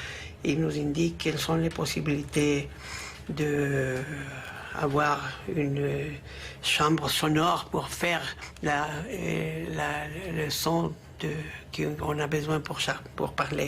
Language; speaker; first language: French; non-native, fluent; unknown